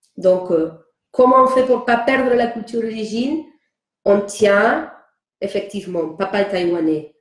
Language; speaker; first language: French; non-native, fluent; Spanish